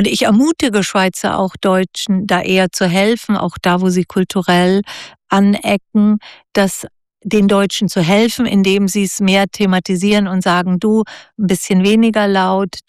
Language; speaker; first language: German; native; German